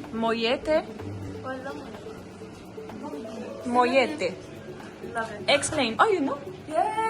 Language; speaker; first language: English; non-native, learner; French